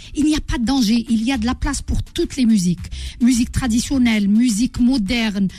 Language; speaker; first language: French; non-native, local second language; Arabic